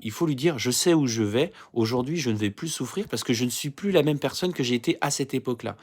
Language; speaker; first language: French; native; French